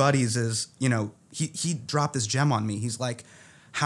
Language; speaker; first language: English; native; English